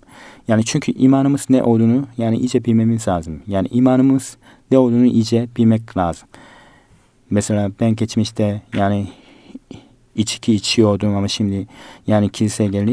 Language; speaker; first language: Turkish; non-native, fluent; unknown